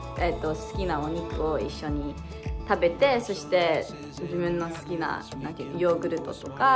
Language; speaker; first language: Japanese; early bilingual, heritage; English